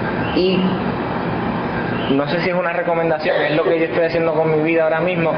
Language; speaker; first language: Spanish; native; Spanish